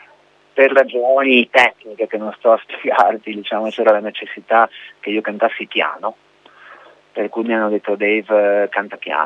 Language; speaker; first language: Italian; native; Italian